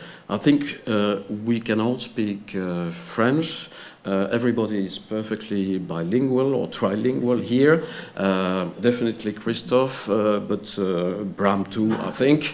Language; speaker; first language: English; non-native, fluent; French